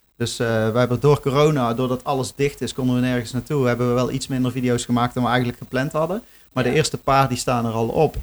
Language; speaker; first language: Dutch; native; Dutch